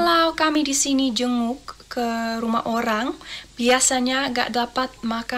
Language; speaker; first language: Indonesian; non-native, learner; Dutch